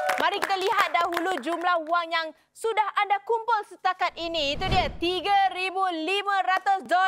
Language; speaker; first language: Malay; native; Malay